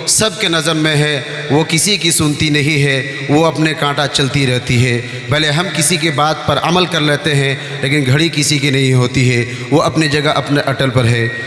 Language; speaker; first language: Urdu; non-native, local second language; Bangla